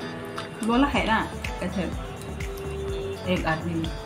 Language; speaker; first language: Hindi; non-native, local second language; Bangla